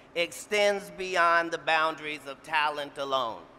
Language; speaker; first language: English; native; English